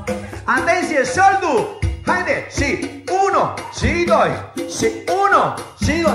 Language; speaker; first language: Romanian; non-native, fluent; Spanish